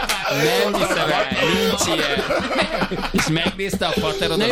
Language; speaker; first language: Hungarian; native; Hungarian